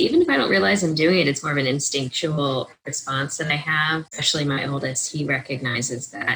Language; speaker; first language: English; native; English